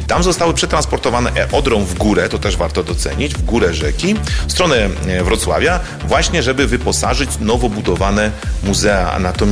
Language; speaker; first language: Polish; native; Polish